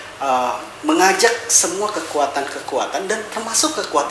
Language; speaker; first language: Indonesian; native; Indonesian